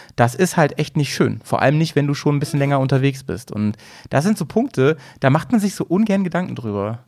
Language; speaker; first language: German; native; German